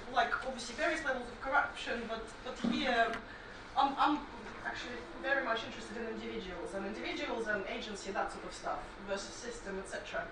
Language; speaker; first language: English; non-native, fluent; Russian